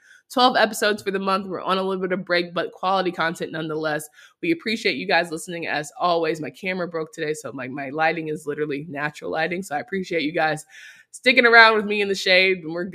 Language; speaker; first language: English; native; English